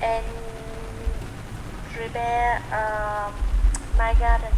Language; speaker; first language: English; non-native, learner; Vietnamese